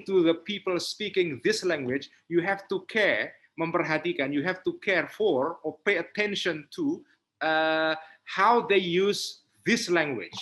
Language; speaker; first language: English; non-native, fluent; Indonesian